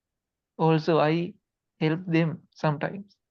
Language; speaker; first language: English; non-native, learner; Sinhala